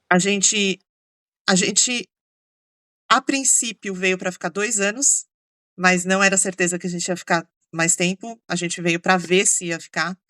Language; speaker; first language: Portuguese; native; Portuguese